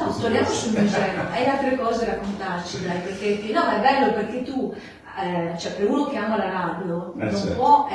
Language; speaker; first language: Italian; native; Italian